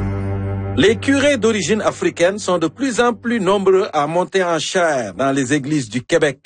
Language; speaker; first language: French; native; French